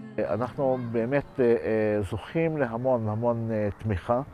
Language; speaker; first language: Hebrew; non-native, local second language; Arabic